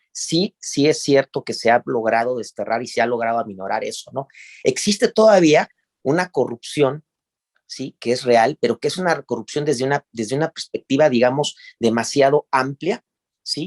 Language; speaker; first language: Spanish; native; Spanish